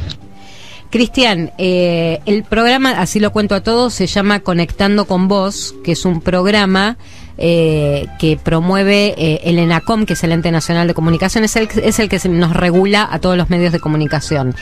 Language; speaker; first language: Spanish; native; Spanish